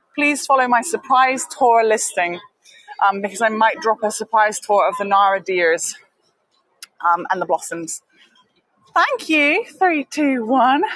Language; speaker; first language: English; native; English